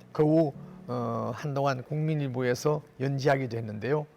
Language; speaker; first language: Korean; native; Korean